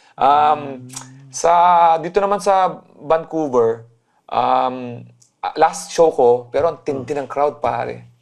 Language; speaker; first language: Filipino; native; Filipino